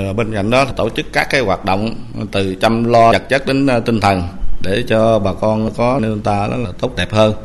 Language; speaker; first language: Vietnamese; non-native, local second language; Khmer